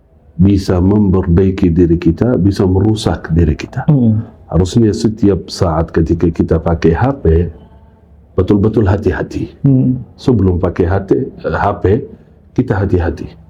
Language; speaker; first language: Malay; non-native, fluent; Arabic